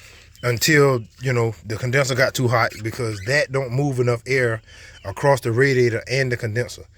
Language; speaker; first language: English; native; English